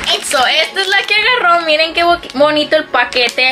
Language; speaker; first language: Spanish; native; Spanish